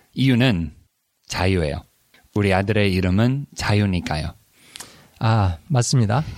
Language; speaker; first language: Korean; native; Korean